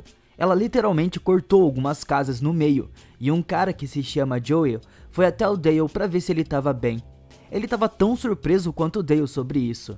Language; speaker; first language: Portuguese; native; Portuguese